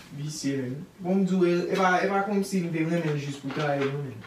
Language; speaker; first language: Haitian Creole; non-native, learner; English